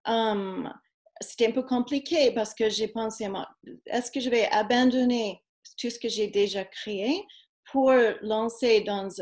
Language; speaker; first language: French; non-native, fluent; English